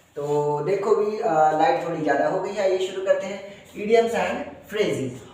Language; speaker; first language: Hindi; non-native, local second language; Punjabi